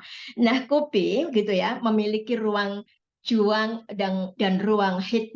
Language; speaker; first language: Indonesian; native; Indonesian